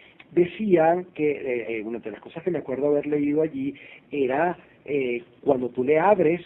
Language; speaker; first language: Spanish; native; Spanish